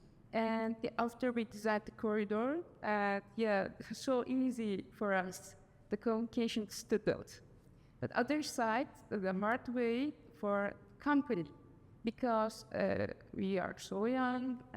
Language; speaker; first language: English; non-native, learner; Turkish